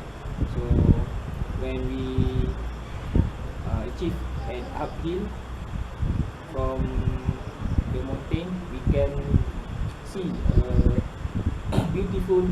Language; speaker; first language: English; non-native, learner; Malay